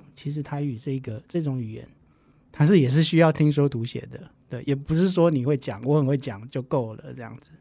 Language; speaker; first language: Chinese; non-native, local second language; Min Nan Chinese